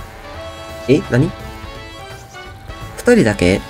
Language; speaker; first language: Japanese; non-native, learner; German